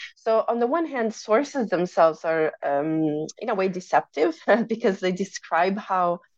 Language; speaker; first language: English; non-native, fluent; Italian